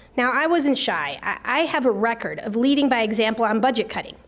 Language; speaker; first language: English; native; English